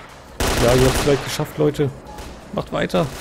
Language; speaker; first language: German; native; German